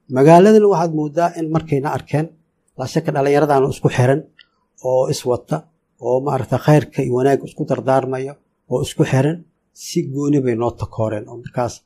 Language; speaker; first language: Somali; native; Somali